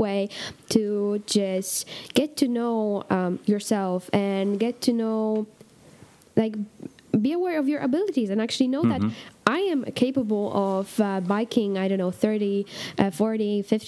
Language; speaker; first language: English; non-native, fluent; Polish